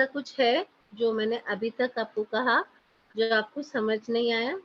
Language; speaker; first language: Hindi; native; Hindi